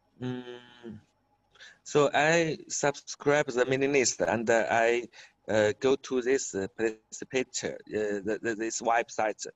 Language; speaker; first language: English; non-native, learner; Chinese